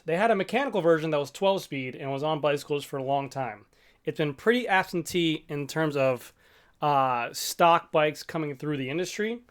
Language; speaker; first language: English; native; English